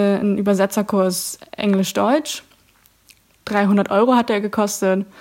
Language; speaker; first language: German; native; German